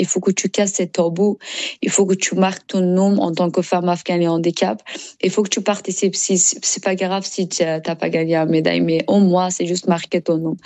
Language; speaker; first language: French; non-native, learner; Persian